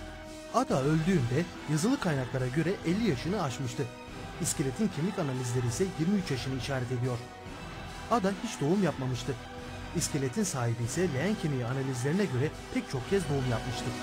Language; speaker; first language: Turkish; native; Turkish